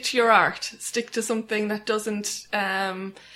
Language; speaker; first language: English; native; English